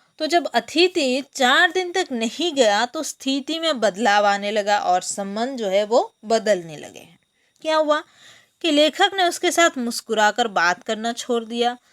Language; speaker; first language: Hindi; non-native, local second language; Bangla